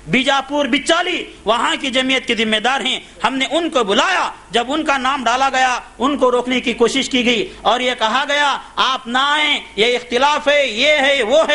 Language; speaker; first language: Urdu; native; Urdu